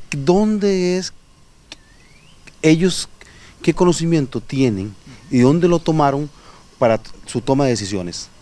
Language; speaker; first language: Spanish; native; Spanish